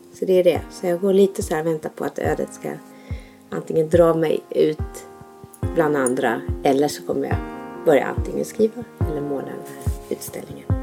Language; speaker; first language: Swedish; native; Swedish